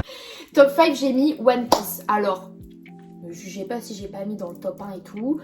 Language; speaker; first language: French; native; French